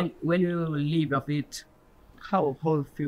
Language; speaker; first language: English; non-native, learner; Portuguese